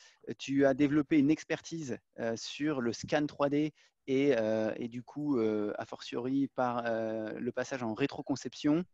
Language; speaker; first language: French; native; French